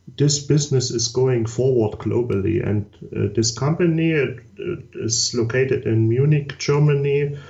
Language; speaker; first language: English; non-native, learner; German